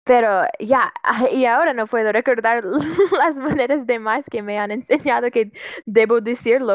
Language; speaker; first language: Spanish; non-native, fluent; English